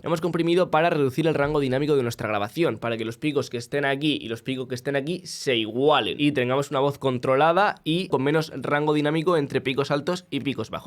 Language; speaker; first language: Spanish; native; Spanish